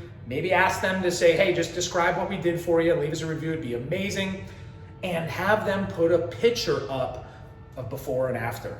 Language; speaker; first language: English; native; English